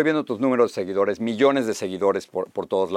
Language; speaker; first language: Spanish; native; Spanish